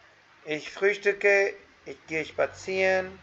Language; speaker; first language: German; non-native, fluent; Hindi